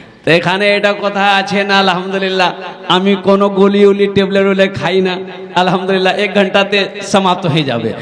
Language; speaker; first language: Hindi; non-native, local second language; Bangla